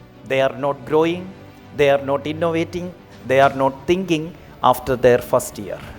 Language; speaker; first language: English; non-native, local second language; Malayalam